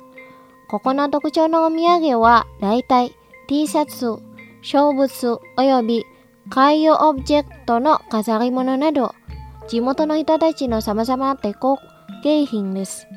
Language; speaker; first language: Japanese; non-native, fluent; Indonesian